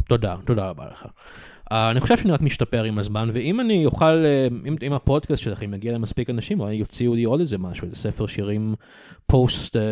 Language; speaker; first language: Hebrew; native; Hebrew